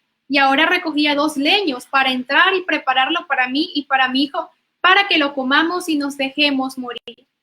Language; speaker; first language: Spanish; native; Spanish